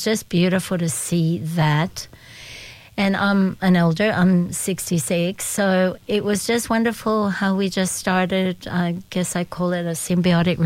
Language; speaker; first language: English; early bilingual, other home language; Spanish